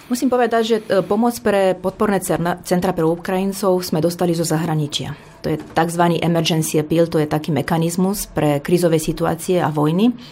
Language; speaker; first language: Slovak; non-native, fluent; Romanian